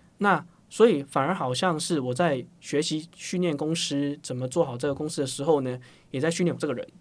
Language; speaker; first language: Chinese; non-native, local second language; Cantonese